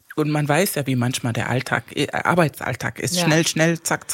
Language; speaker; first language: German; non-native, fluent; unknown